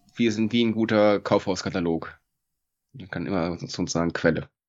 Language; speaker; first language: German; native; German